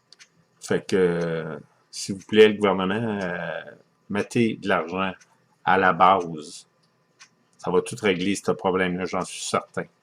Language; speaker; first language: French; native; French